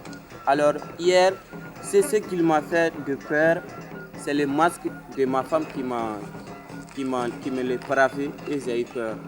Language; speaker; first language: French; non-native, learner; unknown